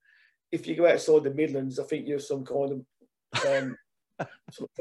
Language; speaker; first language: English; native; English